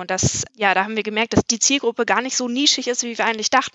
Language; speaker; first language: German; native; German